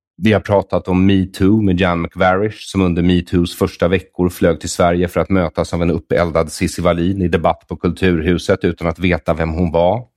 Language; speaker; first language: Swedish; native; Swedish